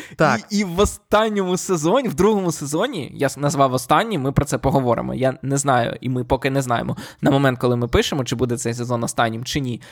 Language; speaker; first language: Ukrainian; native; Ukrainian